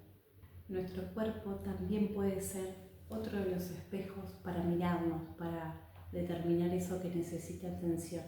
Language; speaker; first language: Spanish; native; Spanish